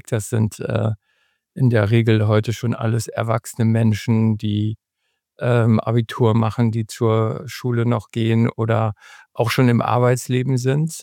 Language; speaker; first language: German; native; German